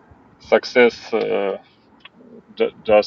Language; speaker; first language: English; non-native, learner; Russian